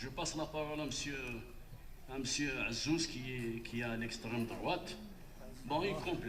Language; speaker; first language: French; non-native, local second language; Kabyle